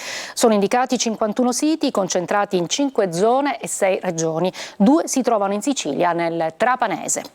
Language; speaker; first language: Italian; native; Italian